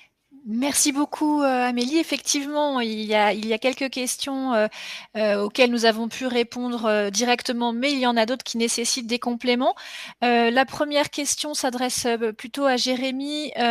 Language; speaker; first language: French; native; French